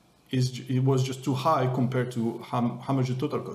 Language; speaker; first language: English; non-native, fluent; French